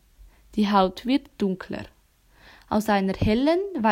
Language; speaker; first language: German; native; German